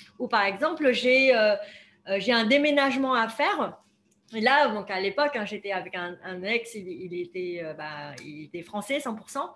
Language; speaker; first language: French; non-native, fluent; Vietnamese